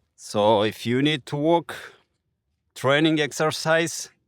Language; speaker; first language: English; non-native, learner; Amharic